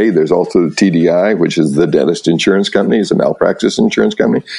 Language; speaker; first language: English; native; English